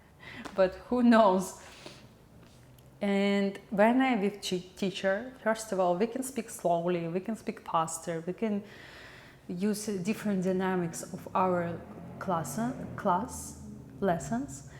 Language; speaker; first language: English; non-native, learner; Russian